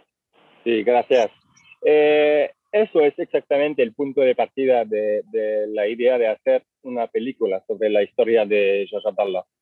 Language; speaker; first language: Spanish; non-native, fluent; French